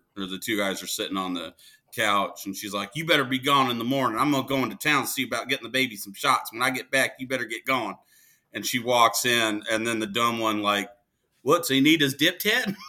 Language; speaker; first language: English; native; English